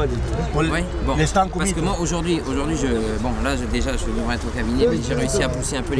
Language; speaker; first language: French; native; French